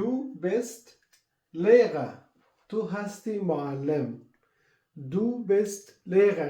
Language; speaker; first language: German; non-native, learner; Persian